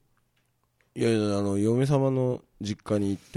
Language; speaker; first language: Japanese; native; Japanese